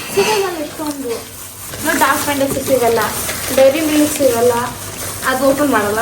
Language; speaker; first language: Kannada; native; Kannada